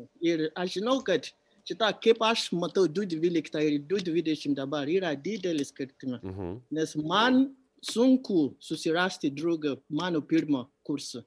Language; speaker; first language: Lithuanian; non-native, learner; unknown